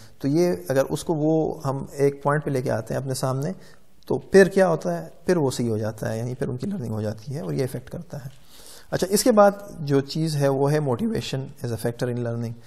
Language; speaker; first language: Urdu; non-native, local second language; Pashto